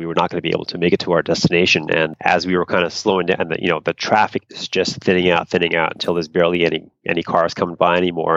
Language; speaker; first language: English; native; English